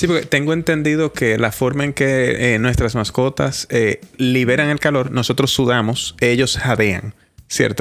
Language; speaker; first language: Spanish; native; Spanish